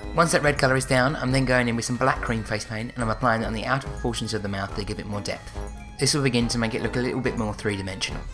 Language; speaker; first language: English; native; English